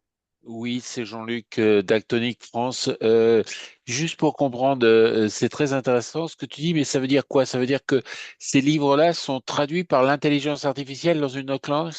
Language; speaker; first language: French; native; French